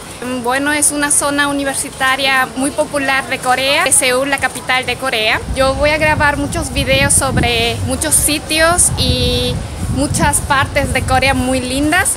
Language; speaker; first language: Spanish; non-native, fluent; Korean